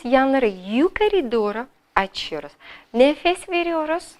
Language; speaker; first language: Turkish; non-native, learner; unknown